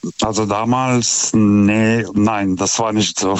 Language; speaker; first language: German; non-native, fluent; Lithuanian